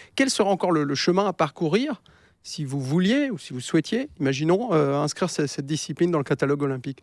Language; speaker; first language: French; native; French